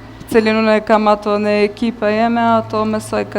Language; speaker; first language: Albanian; non-native, learner; Bosnian